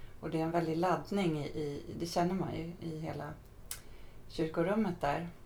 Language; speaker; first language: Swedish; native; Swedish